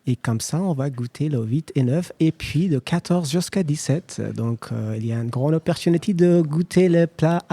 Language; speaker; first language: French; non-native, learner; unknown